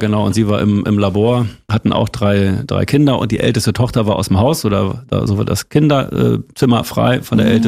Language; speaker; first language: German; native; German